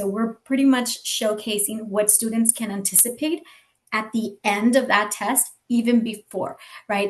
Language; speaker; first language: English; native; English